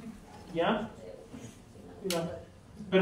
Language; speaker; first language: Spanish; native; Spanish